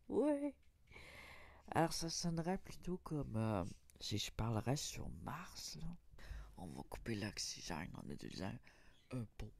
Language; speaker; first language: French; native; French